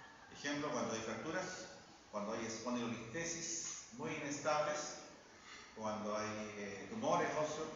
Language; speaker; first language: Spanish; native; Spanish